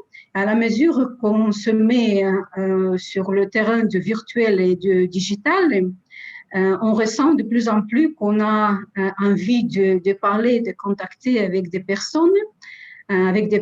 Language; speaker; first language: French; non-native, fluent; Russian